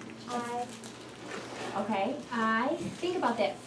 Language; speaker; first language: English; native; English